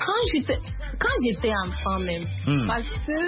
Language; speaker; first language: French; non-native, learner; Akan